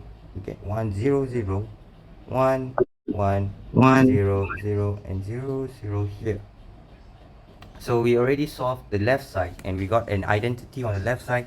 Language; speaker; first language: English; non-native, local second language; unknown